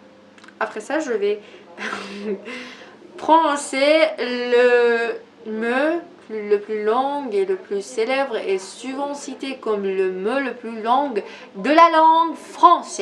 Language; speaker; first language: French; non-native, learner; Persian